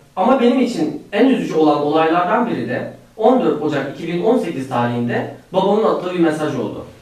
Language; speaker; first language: Turkish; non-native, fluent; Uyghur